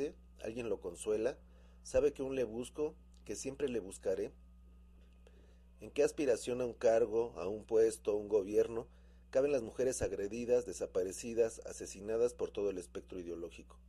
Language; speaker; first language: Spanish; native; Spanish